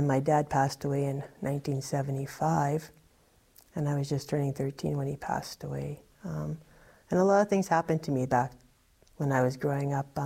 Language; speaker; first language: English; native; English